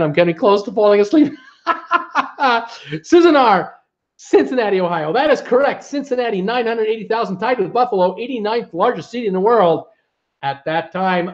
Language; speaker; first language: English; native; English